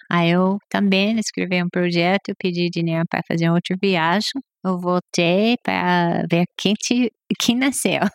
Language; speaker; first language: Portuguese; non-native, fluent; English